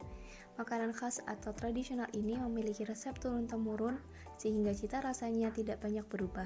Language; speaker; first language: Indonesian; native; Indonesian